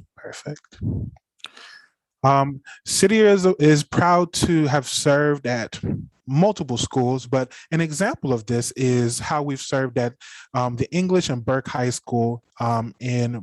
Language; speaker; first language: English; native; English